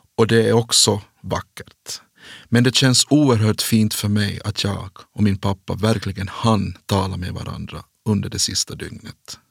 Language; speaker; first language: Swedish; native; Swedish